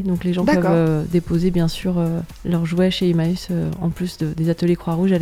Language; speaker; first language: French; native; French